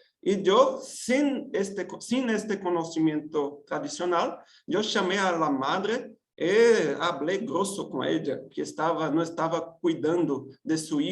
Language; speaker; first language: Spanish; non-native, fluent; Portuguese